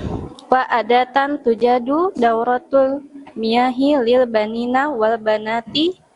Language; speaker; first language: Arabic; non-native, learner; Indonesian